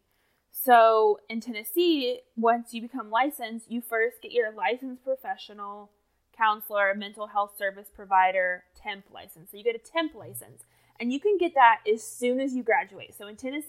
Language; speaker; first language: English; native; English